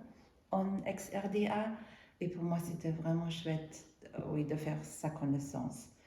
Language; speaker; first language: French; non-native, fluent; German